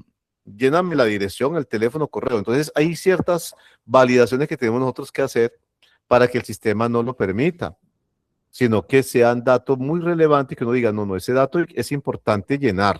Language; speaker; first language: Spanish; native; Spanish